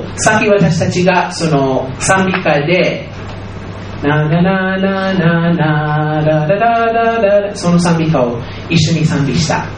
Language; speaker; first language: Japanese; non-native, fluent; English